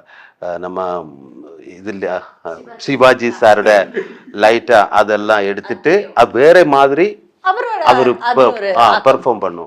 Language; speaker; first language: Tamil; non-native, learner; Malayalam